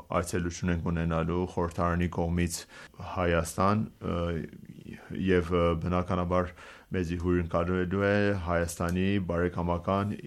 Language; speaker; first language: Armenian; native; Armenian